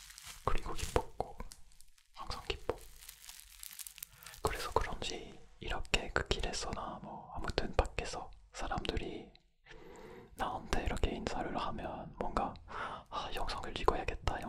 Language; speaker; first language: Korean; non-native, fluent; French